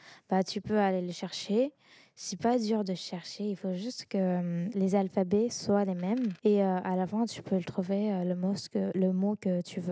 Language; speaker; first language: French; early bilingual, other home language; Azerbaijani